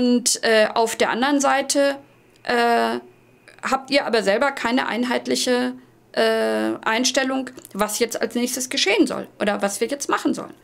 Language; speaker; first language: German; native; German